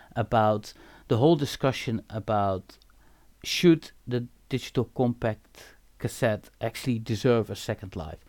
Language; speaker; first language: English; non-native, fluent; Dutch